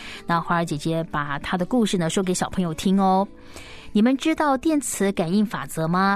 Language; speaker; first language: Chinese; native; Chinese